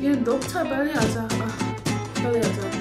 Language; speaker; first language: Korean; non-native, learner; English